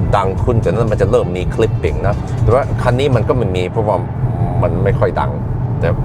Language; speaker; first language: Thai; non-native, fluent; Norwegian